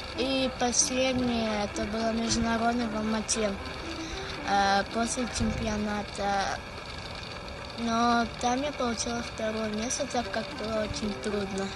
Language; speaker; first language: Russian; non-native, local second language; Kazakh